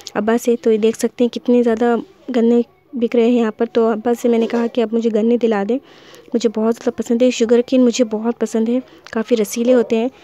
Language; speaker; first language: Hindi; non-native, local second language; Urdu